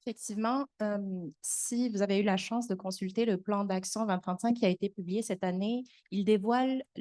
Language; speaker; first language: French; native; French